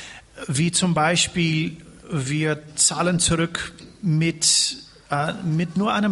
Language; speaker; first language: German; non-native, fluent; English